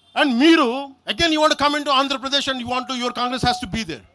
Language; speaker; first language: English; non-native, local second language; Telugu